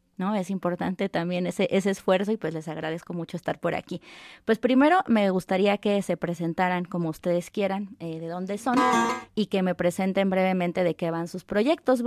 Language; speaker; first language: Spanish; native; Spanish